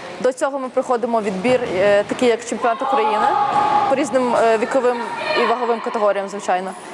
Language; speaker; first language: Ukrainian; native; Ukrainian